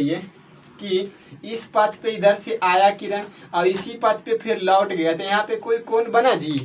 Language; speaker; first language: Hindi; native; Hindi